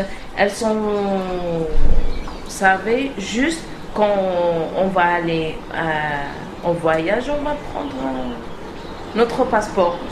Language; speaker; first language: French; non-native, learner; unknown